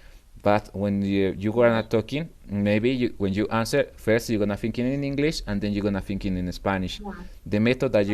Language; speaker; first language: English; non-native, fluent; Spanish